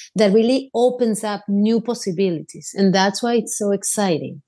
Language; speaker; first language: English; non-native, fluent; Spanish